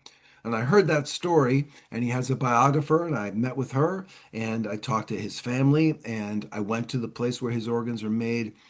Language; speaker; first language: English; native; English